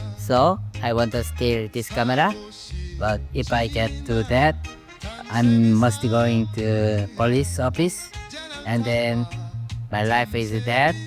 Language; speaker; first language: English; non-native, learner; Korean